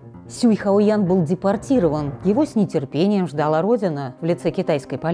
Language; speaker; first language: Russian; native; Russian